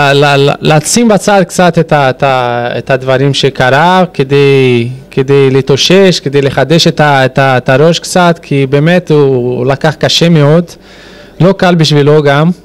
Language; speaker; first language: Hebrew; non-native, fluent; Portuguese